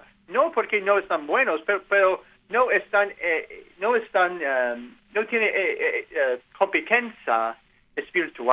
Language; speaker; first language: Spanish; non-native, learner; English